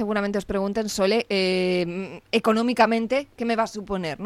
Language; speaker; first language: Spanish; native; Spanish